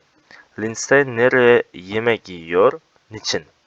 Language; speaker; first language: Turkish; non-native, fluent; Uzbek